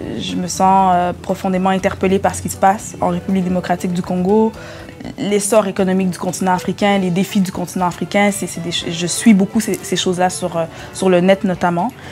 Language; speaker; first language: French; early bilingual, other home language; Lingala